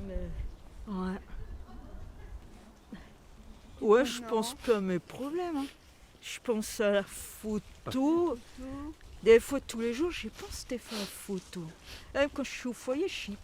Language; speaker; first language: French; native; French